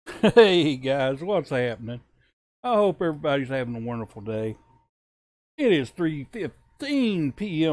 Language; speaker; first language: English; native; English